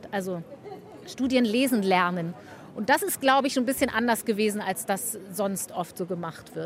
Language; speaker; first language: German; native; German